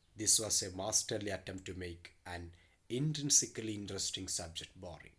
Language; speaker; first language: English; non-native, local second language; Malayalam